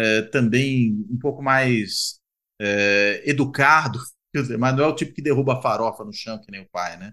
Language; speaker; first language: Portuguese; native; Portuguese